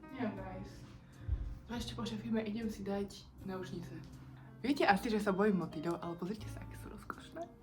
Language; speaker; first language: Slovak; native; Slovak